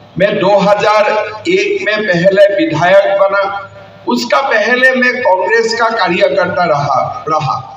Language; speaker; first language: Hindi; non-native, local second language; Assamese